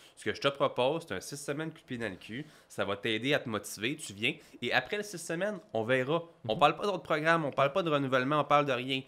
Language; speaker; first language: French; native; French